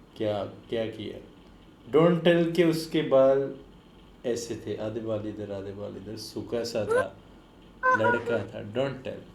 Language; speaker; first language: Urdu; non-native, local second language; Punjabi